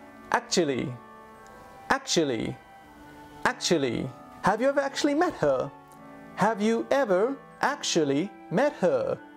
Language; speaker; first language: English; native; English